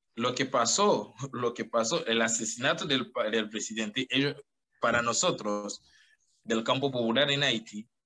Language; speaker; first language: Spanish; non-native, fluent; Haitian Creole